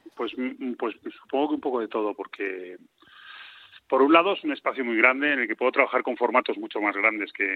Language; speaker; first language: Spanish; native; Spanish